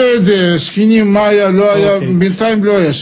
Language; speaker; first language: Hebrew; non-native, learner; Russian